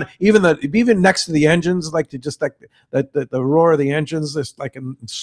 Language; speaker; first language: English; native; English